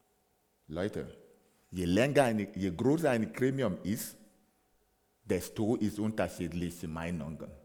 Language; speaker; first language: German; non-native, fluent; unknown